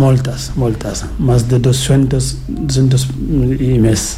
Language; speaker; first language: Catalan; non-native, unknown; Fula